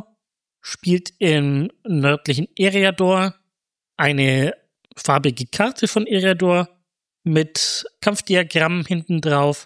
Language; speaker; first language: German; native; German